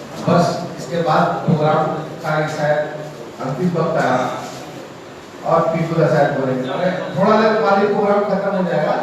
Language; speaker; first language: Hindi; native; Hindi